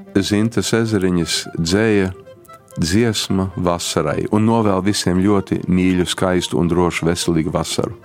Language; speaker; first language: Latvian; early bilingual, heritage; Latvian